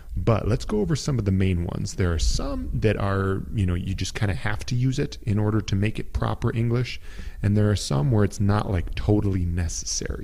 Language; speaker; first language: English; native; English